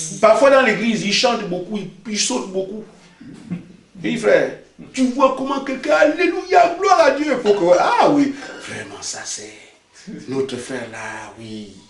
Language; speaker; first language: French; non-native, local second language; Basaa